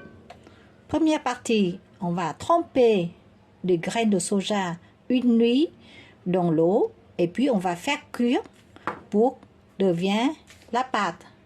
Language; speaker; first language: French; non-native, learner; Vietnamese